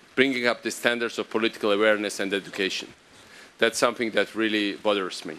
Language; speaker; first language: English; non-native, fluent; Georgian